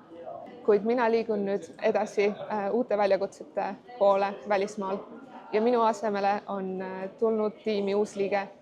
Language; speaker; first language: Estonian; native; Estonian